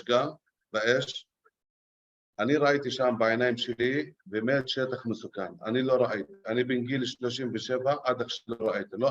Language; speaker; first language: Hebrew; non-native, local second language; Arabic